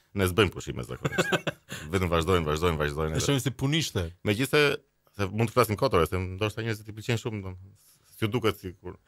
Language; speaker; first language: Albanian; native; Albanian